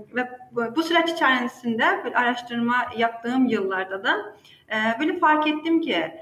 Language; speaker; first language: Turkish; non-native, fluent; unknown